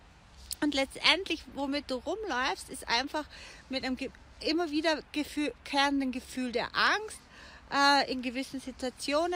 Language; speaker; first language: German; native; German